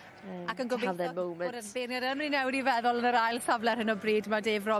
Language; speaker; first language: Welsh; native; Welsh